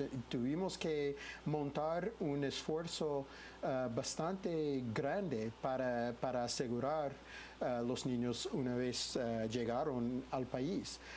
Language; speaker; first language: Spanish; non-native, fluent; English